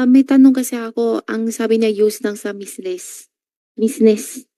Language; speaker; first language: Filipino; non-native, learner; Chinese